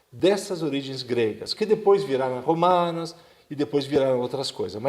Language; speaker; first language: Portuguese; non-native, fluent; Italian